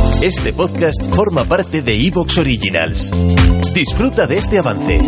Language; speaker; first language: Spanish; native; Spanish